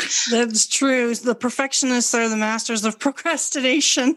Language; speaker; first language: English; native; English